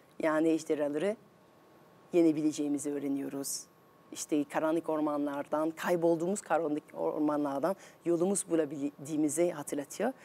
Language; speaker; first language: Turkish; non-native, fluent; French